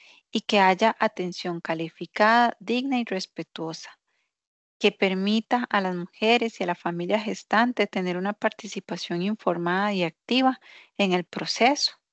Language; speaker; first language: Spanish; native; Spanish